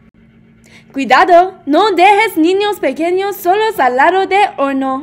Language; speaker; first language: Spanish; non-native, learner; English